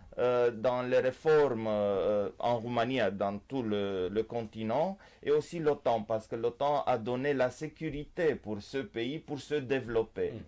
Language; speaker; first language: French; non-native, fluent; Romanian